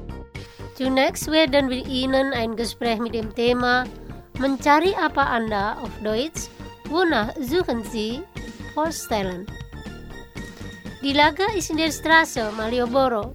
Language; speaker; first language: German; non-native, fluent; Indonesian